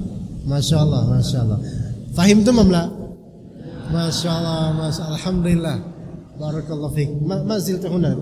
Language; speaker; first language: Arabic; non-native, fluent; Indonesian